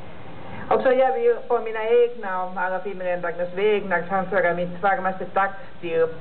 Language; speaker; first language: Swedish; non-native, local second language; Finnish